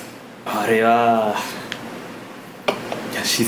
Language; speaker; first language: Japanese; non-native, fluent; English